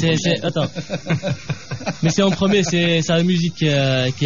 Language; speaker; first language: French; non-native, local second language; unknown